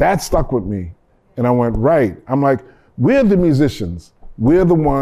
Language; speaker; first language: English; native; English